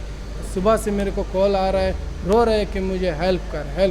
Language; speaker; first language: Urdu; non-native, local second language; Pashto